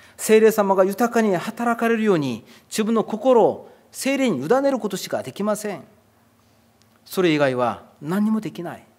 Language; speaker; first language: Japanese; non-native, fluent; Korean